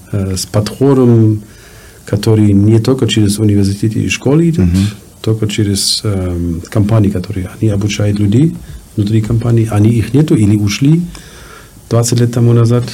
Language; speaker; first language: Russian; non-native, learner; German